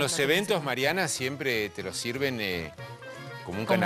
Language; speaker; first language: Spanish; native; Spanish